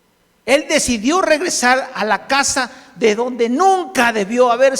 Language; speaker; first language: Spanish; native; Spanish